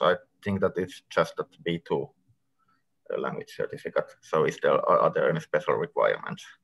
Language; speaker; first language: English; non-native, fluent; Finnish